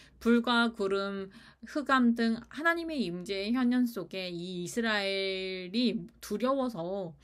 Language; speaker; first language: Korean; native; Korean